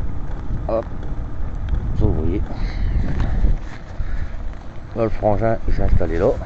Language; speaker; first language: French; native; French